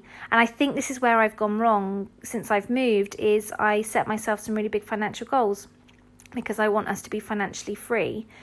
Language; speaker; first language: English; native; English